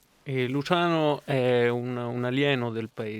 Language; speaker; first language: Italian; native; Italian